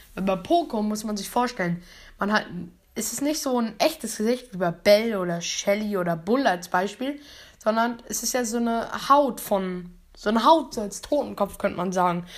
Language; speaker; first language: German; native; German